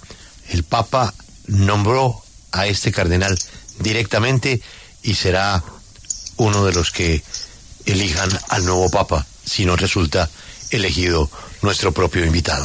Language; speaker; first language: Spanish; native; Spanish